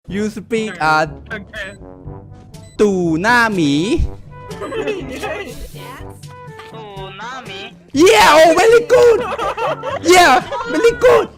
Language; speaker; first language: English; non-native, learner; Thai